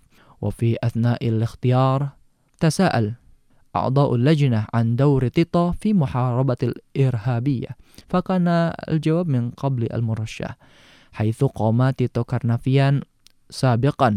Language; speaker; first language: Arabic; non-native, fluent; Indonesian